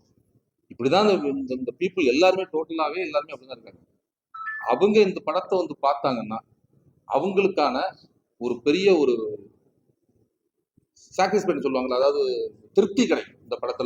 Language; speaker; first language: Tamil; native; Tamil